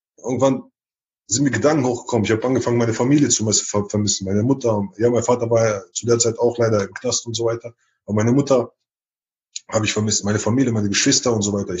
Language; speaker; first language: German; early bilingual, other home language; Chechen